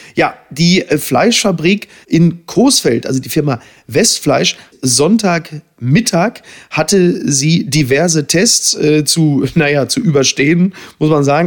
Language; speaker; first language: German; native; German